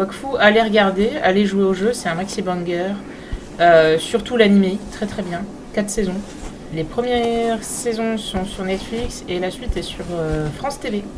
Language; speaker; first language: French; native; French